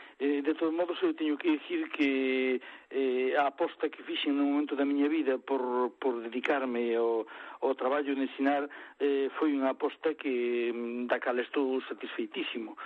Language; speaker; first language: Galician; native; Galician